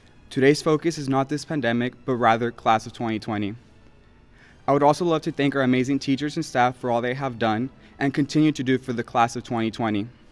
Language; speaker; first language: English; early bilingual, other home language; Spanish